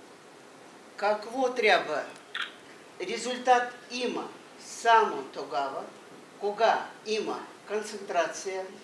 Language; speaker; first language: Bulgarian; non-native, learner; Russian